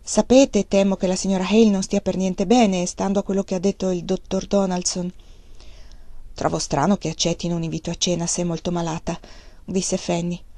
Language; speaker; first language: Italian; native; Italian